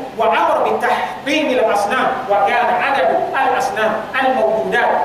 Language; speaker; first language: Arabic; non-native, fluent; Yoruba